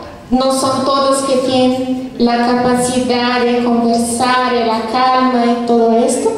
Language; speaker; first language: Spanish; non-native, fluent; Portuguese